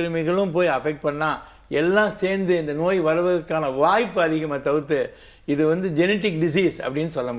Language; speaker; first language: Tamil; native; Tamil